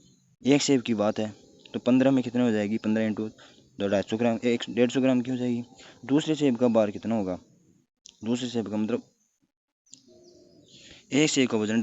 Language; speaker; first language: Hindi; native; Hindi